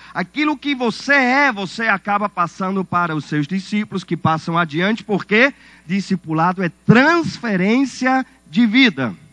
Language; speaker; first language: Portuguese; non-native, fluent; German